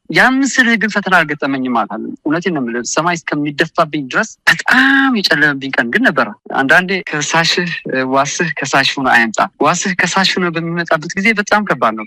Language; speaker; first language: Amharic; non-native, local second language; Tigrinya